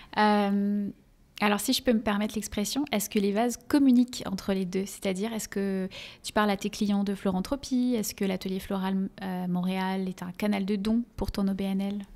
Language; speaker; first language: French; native; French